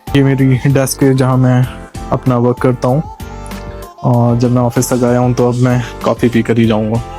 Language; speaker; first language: Hindi; native; Hindi